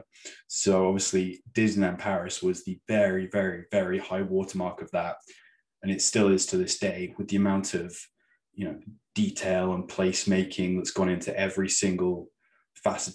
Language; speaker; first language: English; native; English